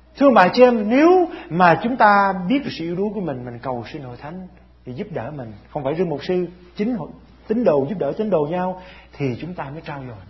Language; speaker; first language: Vietnamese; early bilingual, heritage; Vietnamese